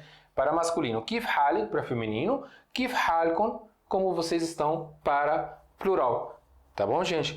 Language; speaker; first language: Portuguese; non-native, fluent; Arabic